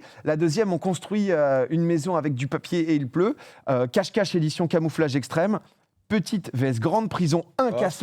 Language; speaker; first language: French; native; French